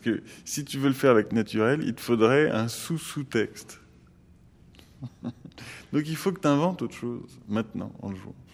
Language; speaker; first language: French; native; French